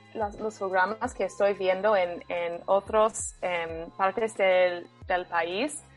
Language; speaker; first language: Spanish; non-native, fluent; English